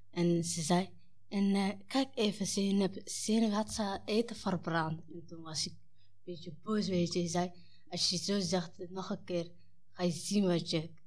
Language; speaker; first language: Dutch; non-native, learner; Somali